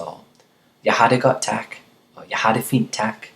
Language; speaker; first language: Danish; non-native, learner; English